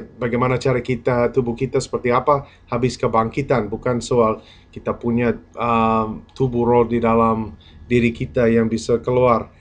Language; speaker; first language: Indonesian; non-native, fluent; English